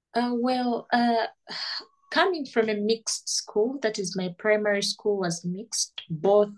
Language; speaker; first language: English; non-native, local second language; Ganda